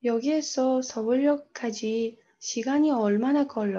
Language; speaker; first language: Korean; non-native, fluent; Uzbek